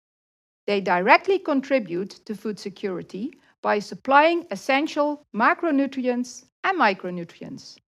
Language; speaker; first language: English; non-native, fluent; Dutch